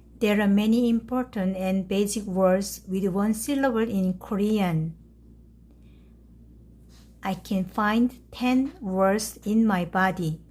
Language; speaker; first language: English; non-native, learner; Korean